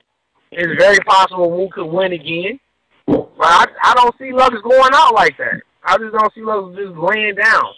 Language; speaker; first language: English; native; English